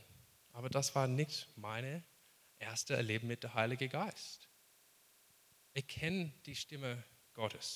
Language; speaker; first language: German; non-native, fluent; English